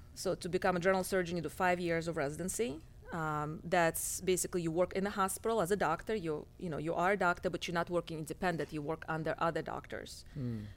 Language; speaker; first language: English; non-native, fluent; Russian